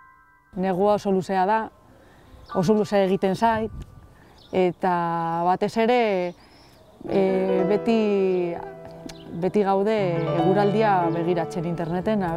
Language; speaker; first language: Basque; non-native, local second language; Spanish